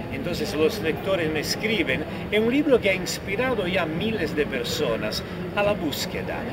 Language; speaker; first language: Spanish; non-native, fluent; Italian